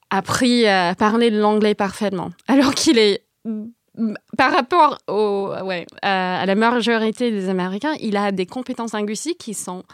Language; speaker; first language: French; non-native, fluent; English